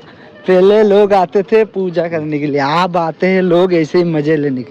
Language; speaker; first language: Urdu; non-native, local second language; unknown